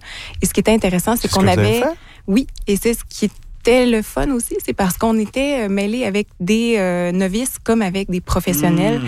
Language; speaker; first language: French; native; French